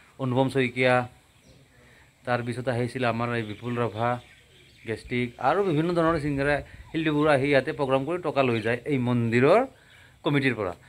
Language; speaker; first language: Assamese; non-native, local second language; Bangla